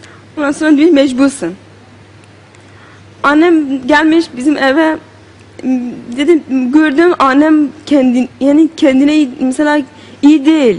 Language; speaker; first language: Turkish; non-native, learner; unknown